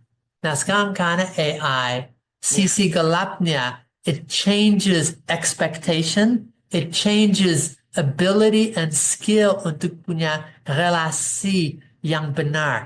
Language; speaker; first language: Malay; non-native, fluent; English